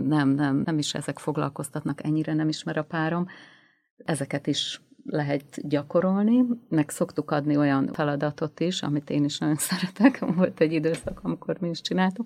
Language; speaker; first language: Hungarian; native; Hungarian